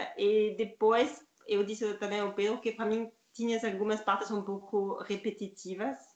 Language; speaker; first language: Portuguese; non-native, learner; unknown